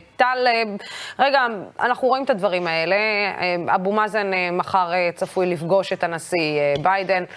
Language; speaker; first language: Hebrew; non-native, local second language; Arabic